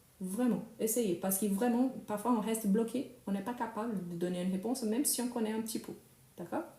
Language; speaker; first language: French; non-native, fluent; Portuguese